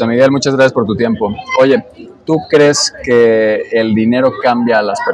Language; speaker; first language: Spanish; native; Spanish